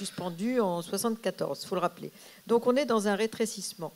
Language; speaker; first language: French; native; French